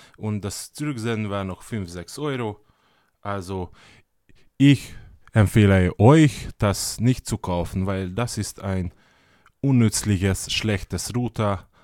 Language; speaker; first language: German; non-native, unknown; Hungarian